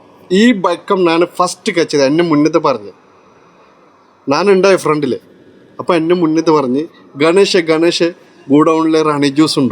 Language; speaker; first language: Malayalam; non-native, learner; Bangla